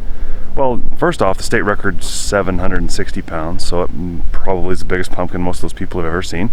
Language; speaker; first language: English; native; English